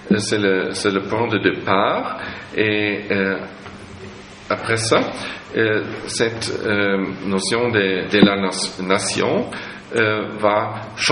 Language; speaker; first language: French; non-native, fluent; German